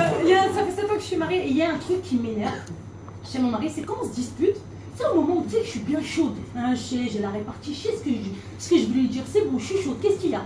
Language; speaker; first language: French; native; French